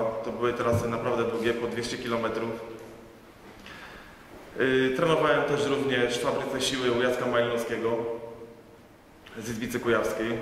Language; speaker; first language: Polish; native; Polish